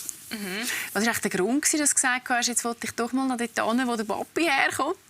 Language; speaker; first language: German; native; German